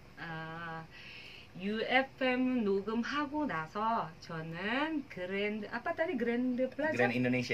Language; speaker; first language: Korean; non-native, learner; Indonesian